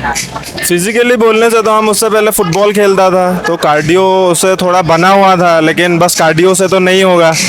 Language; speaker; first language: Hindi; non-native, local second language; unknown